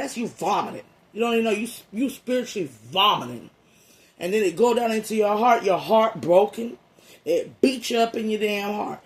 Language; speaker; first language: English; native; English